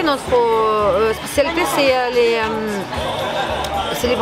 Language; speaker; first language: French; non-native, learner; Ukrainian